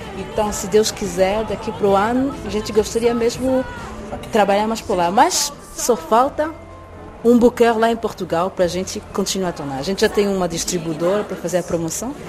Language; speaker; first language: Portuguese; native; Portuguese